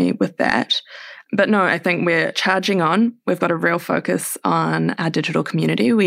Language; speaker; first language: English; native; English